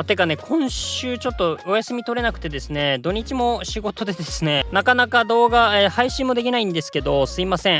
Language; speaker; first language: Japanese; native; Japanese